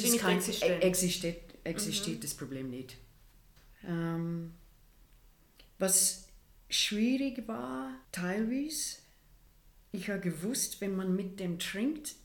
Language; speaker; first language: German; non-native, fluent; English